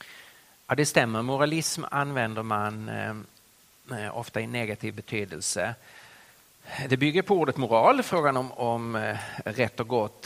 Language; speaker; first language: Swedish; native; Swedish